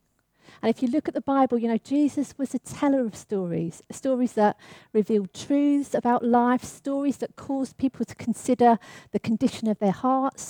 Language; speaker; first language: English; native; English